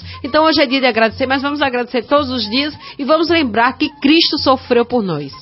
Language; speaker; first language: Portuguese; native; Portuguese